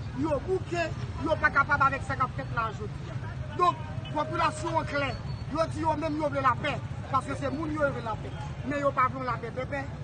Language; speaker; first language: Haitian Creole; native; Haitian Creole